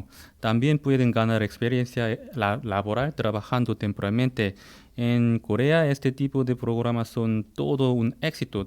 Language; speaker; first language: Spanish; non-native, fluent; Korean